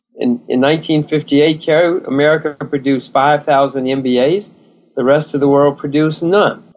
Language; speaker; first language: English; native; English